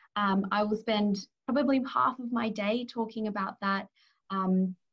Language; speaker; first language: English; native; English